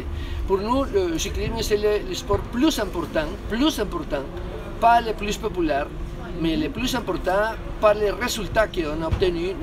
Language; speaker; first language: French; non-native, fluent; Spanish